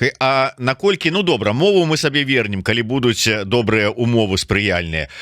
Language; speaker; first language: Belarusian; non-native, local second language; Russian